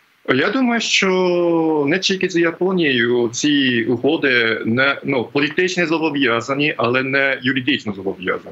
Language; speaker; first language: Ukrainian; non-native, fluent; Japanese